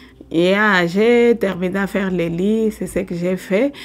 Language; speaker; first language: French; non-native, local second language; Swahili